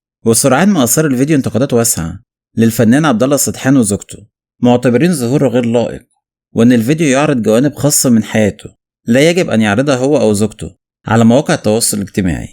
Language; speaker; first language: Arabic; native; Arabic